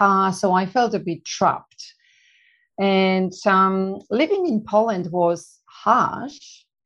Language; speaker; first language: English; non-native, fluent; Polish